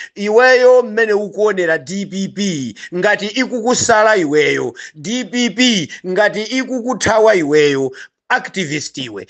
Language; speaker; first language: Nyanja; native; Nyanja